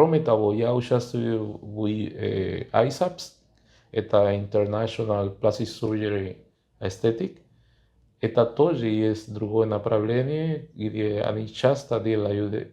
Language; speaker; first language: Russian; non-native, fluent; Spanish